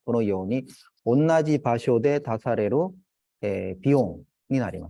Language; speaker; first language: Japanese; non-native, fluent; Korean